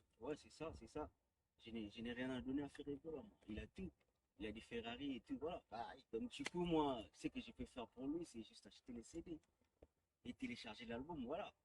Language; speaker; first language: French; non-native, local second language; Lingala